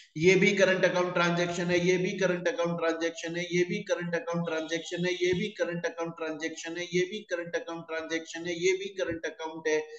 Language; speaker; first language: Hindi; native; Hindi